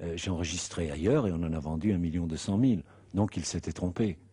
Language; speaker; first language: French; non-native, fluent; Spanish